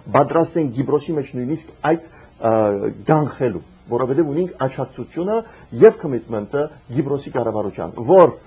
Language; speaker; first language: Armenian; early bilingual, heritage; Armenian